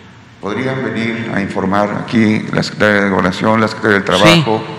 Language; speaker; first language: Spanish; native; Spanish